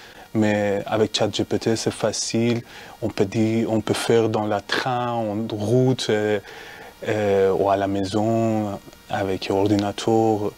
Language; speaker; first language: French; non-native, learner; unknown